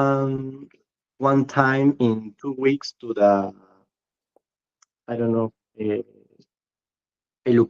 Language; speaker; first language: English; non-native, learner; Spanish